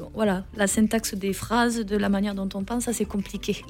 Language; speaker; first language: French; native; French